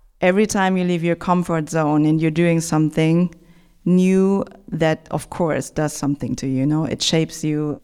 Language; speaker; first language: English; non-native, fluent; German